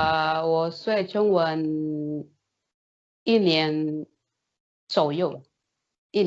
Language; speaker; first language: Chinese; non-native, learner; Indonesian